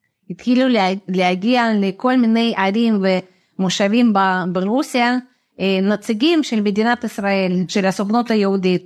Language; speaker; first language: Hebrew; non-native, fluent; Russian